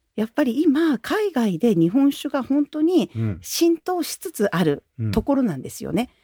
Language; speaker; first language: Japanese; native; Japanese